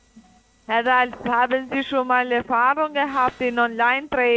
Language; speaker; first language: German; non-native, learner; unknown